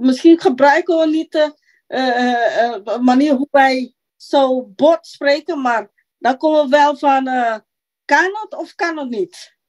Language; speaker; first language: Dutch; non-native, local second language; Papiamento